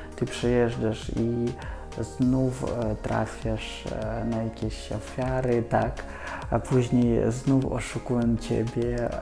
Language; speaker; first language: Polish; non-native, fluent; Russian